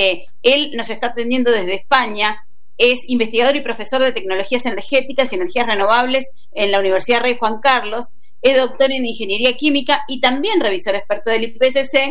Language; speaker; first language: Spanish; native; Spanish